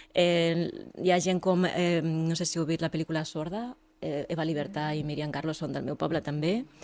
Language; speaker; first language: Catalan; non-native, local second language; Spanish